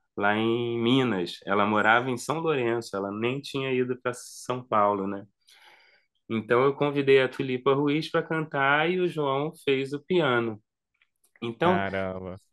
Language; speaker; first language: Portuguese; native; Portuguese